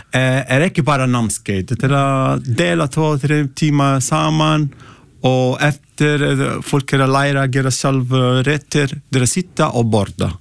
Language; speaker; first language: Icelandic; non-native, learner; Italian